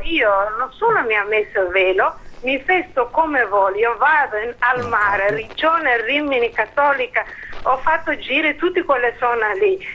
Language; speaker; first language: Italian; non-native, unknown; Somali